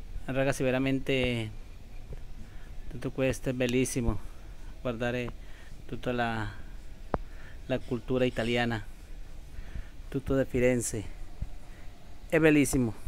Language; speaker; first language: Italian; non-native, learner; Spanish